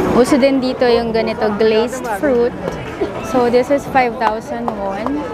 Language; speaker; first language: Filipino; native; Filipino